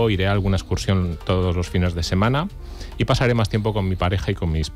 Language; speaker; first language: Spanish; native; Spanish